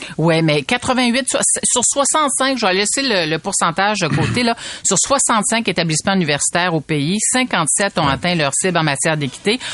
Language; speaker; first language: French; native; French